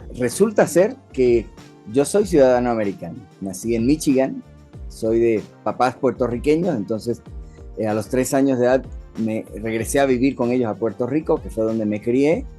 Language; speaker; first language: Spanish; native; Spanish